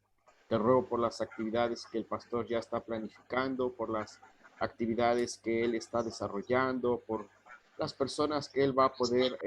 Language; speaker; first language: Spanish; native; Spanish